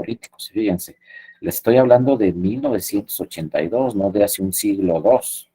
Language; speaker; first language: Spanish; native; Spanish